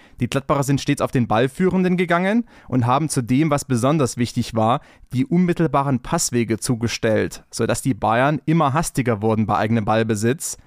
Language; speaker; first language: German; native; German